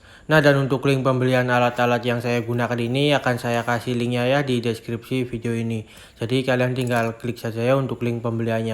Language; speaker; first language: Indonesian; native; Indonesian